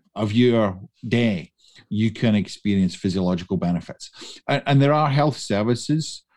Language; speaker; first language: English; native; English